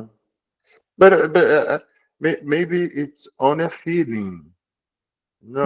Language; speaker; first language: English; non-native, learner; Portuguese